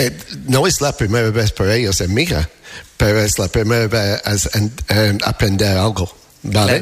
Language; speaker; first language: Spanish; non-native, fluent; English